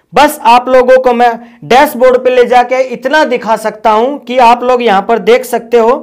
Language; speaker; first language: Hindi; native; Hindi